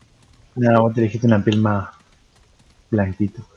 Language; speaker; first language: Spanish; native; Spanish